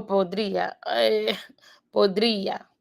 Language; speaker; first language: Spanish; non-native, learner; English